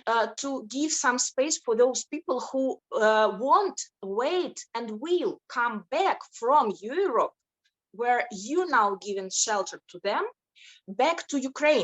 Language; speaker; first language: English; non-native, fluent; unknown